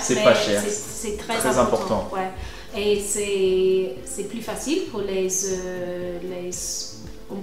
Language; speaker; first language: French; non-native, fluent; English